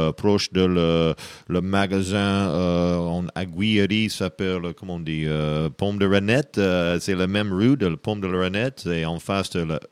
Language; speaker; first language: French; non-native, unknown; English